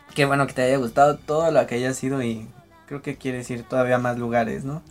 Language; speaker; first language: Spanish; native; Spanish